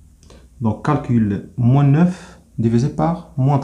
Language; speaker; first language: French; non-native, local second language; Arabic